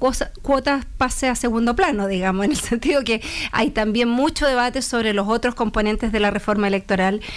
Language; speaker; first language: Spanish; native; Spanish